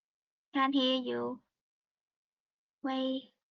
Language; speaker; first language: English; non-native, learner; Vietnamese